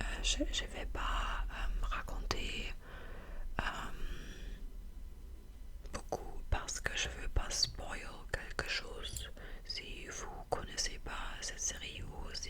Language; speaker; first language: French; non-native, fluent; German